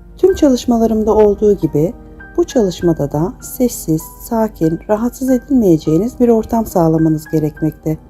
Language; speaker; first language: Turkish; native; Turkish